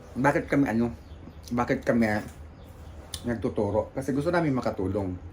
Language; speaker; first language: Filipino; native; Filipino